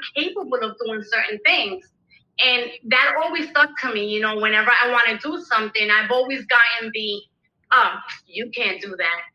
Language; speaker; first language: English; early bilingual, other home language; Spanish